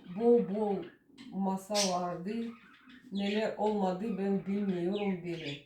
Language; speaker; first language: Turkish; non-native, learner; Russian